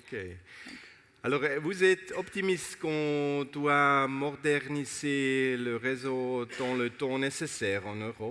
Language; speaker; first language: French; non-native, local second language; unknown